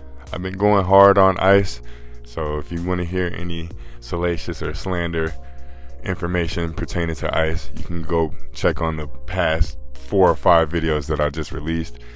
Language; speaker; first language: English; native; English